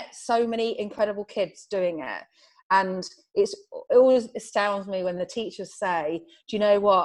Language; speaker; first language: English; native; English